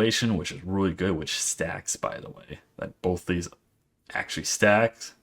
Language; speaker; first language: English; native; English